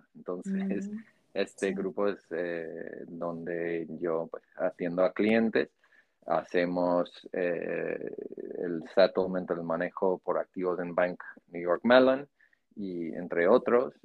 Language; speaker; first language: Spanish; non-native, fluent; English